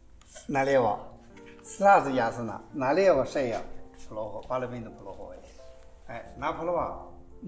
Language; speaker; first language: Russian; non-native, learner; Chinese